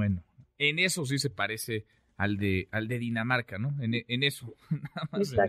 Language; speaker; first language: Spanish; native; Spanish